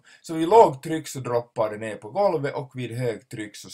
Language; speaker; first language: Swedish; native; Swedish